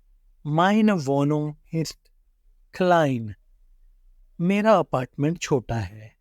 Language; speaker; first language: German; non-native, fluent; Urdu